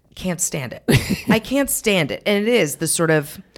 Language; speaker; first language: English; native; English